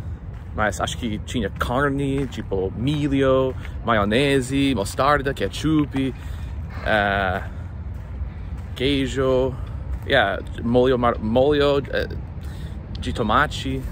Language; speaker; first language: Portuguese; non-native, fluent; English